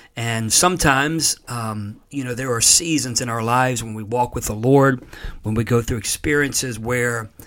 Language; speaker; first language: English; native; English